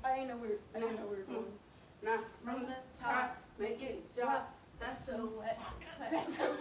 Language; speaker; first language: English; native; English